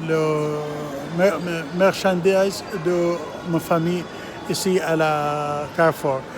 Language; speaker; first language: French; non-native, learner; Arabic